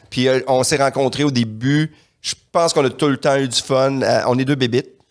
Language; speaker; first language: French; native; French